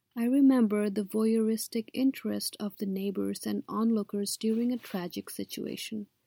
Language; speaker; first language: English; non-native, local second language; Nepali